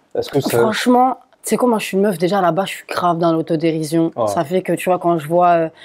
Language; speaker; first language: French; native; French